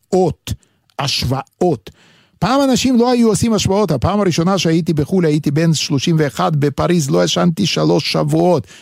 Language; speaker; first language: Hebrew; non-native, fluent; Yiddish